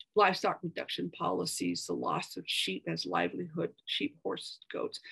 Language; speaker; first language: English; native; English